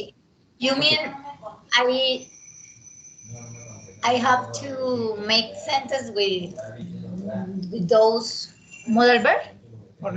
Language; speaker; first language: English; non-native, learner; Spanish